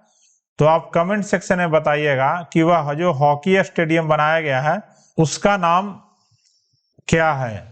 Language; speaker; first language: Hindi; native; Hindi